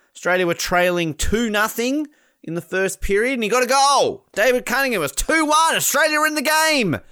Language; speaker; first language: English; native; English